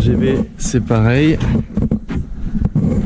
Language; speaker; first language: French; native; French